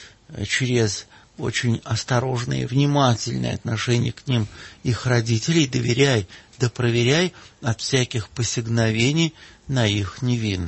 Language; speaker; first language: Russian; native; Russian